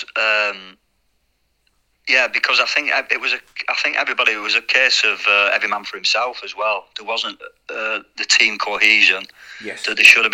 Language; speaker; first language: English; native; English